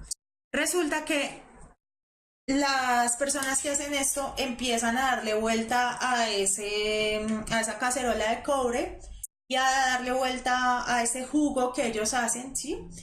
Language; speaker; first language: Spanish; native; Spanish